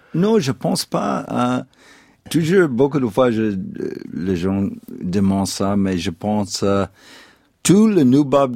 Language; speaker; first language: French; non-native, fluent; English